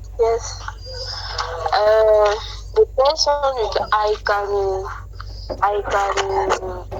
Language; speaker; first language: English; non-native, learner; French